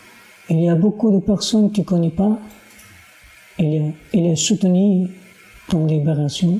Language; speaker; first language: French; non-native, learner; Uyghur